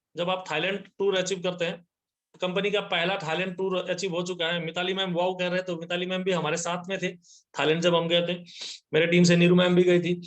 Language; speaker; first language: Hindi; non-native, local second language; Nepali